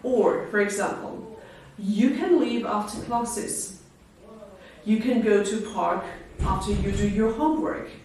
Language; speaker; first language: English; non-native, fluent; Georgian